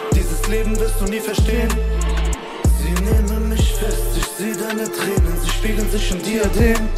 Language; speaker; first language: German; native; German